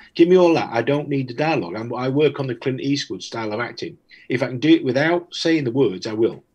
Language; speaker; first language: English; native; English